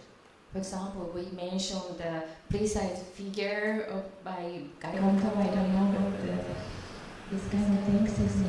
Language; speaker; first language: English; non-native, learner; Japanese